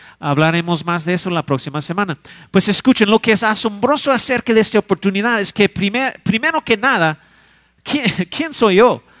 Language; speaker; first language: Spanish; non-native, fluent; English